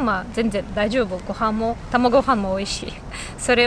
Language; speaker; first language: Japanese; non-native, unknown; Bashkir